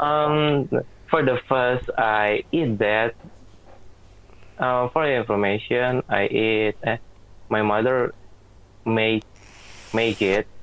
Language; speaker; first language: English; non-native, learner; Indonesian